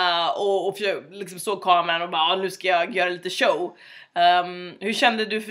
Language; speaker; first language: Swedish; native; Swedish